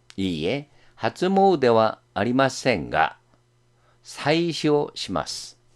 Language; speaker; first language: Japanese; non-native, fluent; Korean